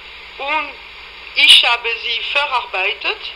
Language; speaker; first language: German; non-native, fluent; French